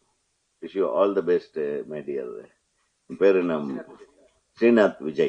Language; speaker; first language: Tamil; native; Tamil